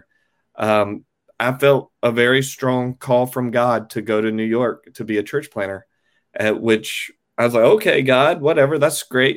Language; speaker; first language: English; native; English